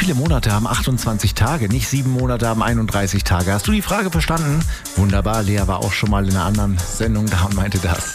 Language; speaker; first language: German; native; German